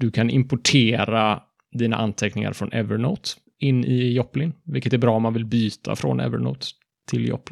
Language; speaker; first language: Swedish; native; Swedish